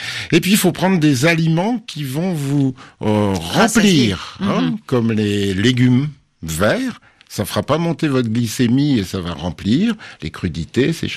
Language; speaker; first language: French; native; French